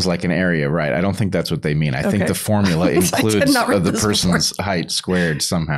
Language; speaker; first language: English; native; English